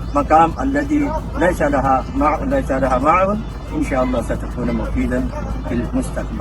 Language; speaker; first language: Arabic; non-native, learner; Urdu